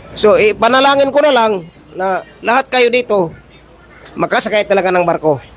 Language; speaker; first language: Filipino; non-native, local second language; Cebuano